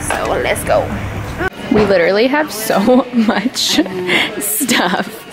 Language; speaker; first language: English; native; English